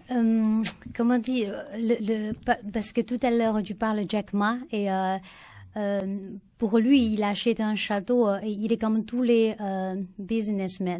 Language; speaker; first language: French; non-native, learner; Chinese